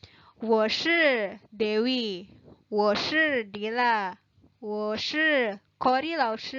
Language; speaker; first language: Chinese; non-native, fluent; Indonesian